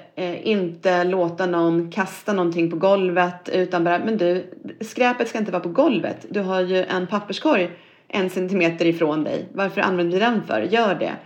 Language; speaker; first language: Swedish; native; Swedish